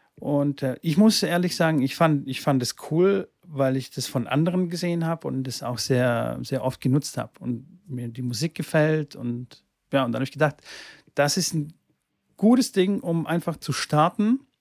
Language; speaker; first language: German; early bilingual, other home language; Bulgarian